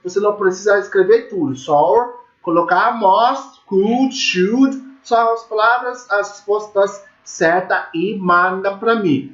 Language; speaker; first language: Portuguese; non-native, learner; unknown